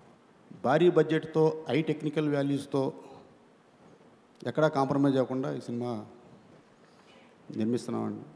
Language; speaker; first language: Telugu; native; Telugu